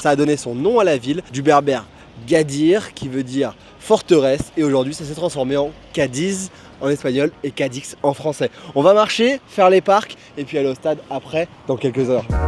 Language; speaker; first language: French; native; French